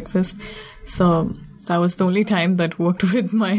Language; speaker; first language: English; non-native, local second language; Hindi